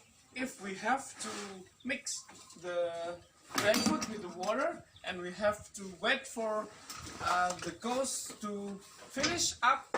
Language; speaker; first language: English; non-native, fluent; Indonesian